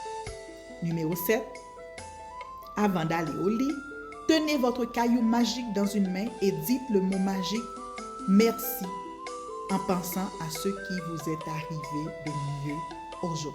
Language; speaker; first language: French; native; French